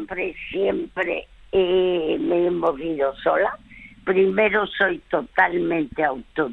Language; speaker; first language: Spanish; early bilingual, other home language; French